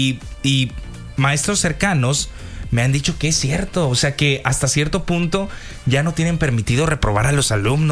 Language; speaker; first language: Spanish; native; Spanish